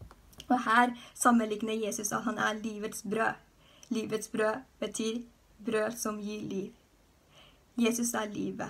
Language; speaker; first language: Norwegian; non-native, fluent; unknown